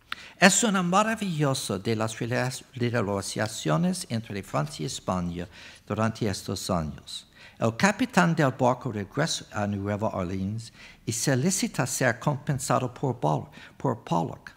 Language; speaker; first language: Spanish; non-native, fluent; English